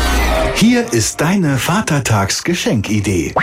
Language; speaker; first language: German; native; German